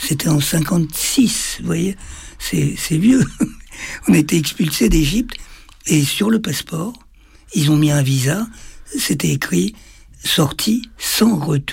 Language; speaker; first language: French; native; French